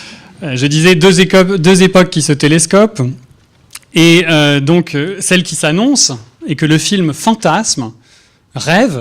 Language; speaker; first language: French; native; French